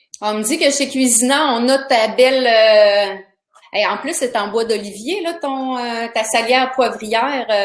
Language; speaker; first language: French; native; French